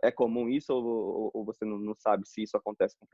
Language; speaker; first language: Portuguese; native; Portuguese